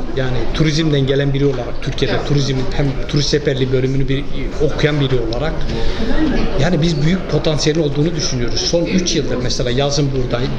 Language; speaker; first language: Turkish; native; Turkish